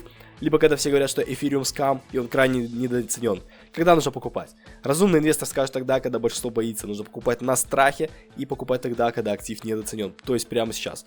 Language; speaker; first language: Russian; native; Russian